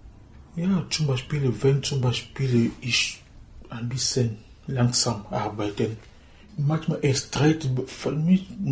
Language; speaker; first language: German; non-native, learner; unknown